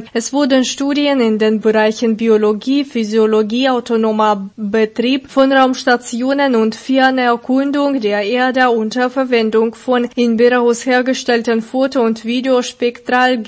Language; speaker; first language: German; non-native, fluent; Russian